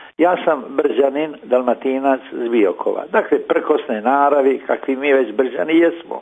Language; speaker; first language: Croatian; native; Croatian